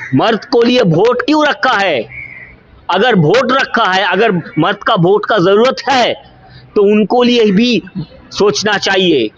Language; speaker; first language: Hindi; non-native, local second language; Bangla